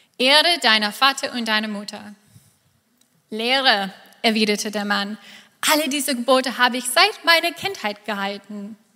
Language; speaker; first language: German; non-native, fluent; English